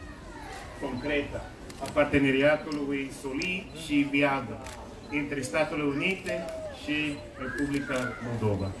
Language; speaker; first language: Romanian; non-native, fluent; English